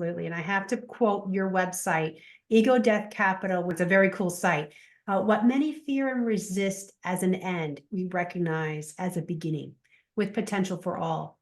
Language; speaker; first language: English; native; English